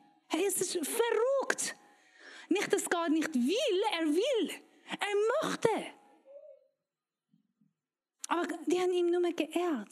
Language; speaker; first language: German; non-native, learner; Persian